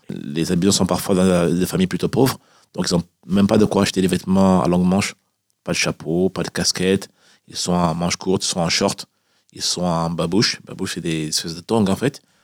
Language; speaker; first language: French; early bilingual, other home language; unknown